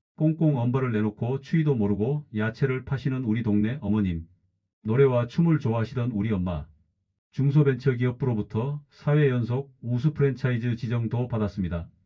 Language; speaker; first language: Korean; native; Korean